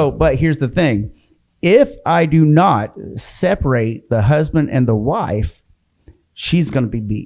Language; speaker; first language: English; native; English